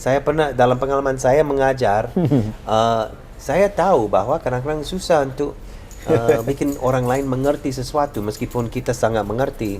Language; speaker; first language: Indonesian; non-native, fluent; English